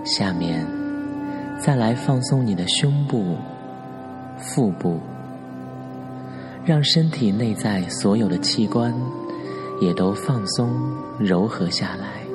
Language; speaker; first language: Chinese; native; Chinese